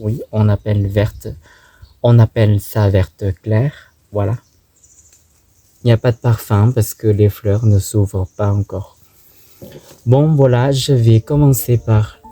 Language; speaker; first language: French; non-native, fluent; Thai